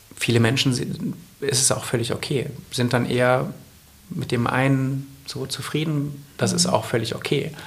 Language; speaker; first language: German; native; German